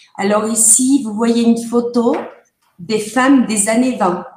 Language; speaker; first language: French; non-native, fluent; Spanish